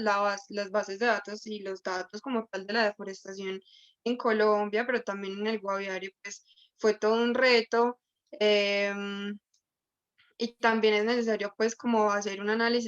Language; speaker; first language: Spanish; native; Spanish